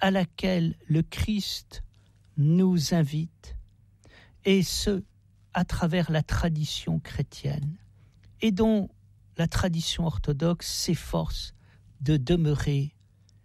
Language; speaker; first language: French; native; French